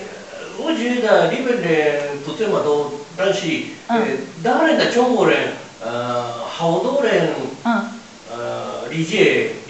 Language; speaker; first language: Chinese; non-native, learner; Japanese